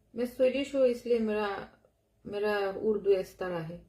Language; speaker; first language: Hindi; non-native, learner; Bangla